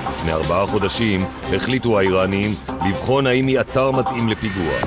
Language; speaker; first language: Hebrew; native; Hebrew